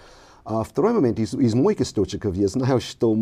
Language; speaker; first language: Russian; non-native, fluent; English